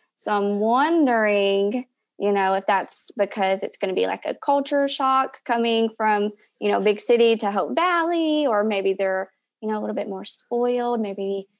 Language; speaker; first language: English; native; English